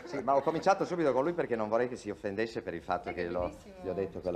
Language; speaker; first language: Italian; native; Italian